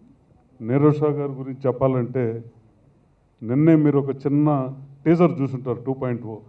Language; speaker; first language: Telugu; native; Telugu